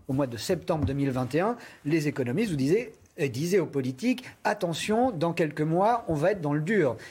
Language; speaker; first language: French; native; French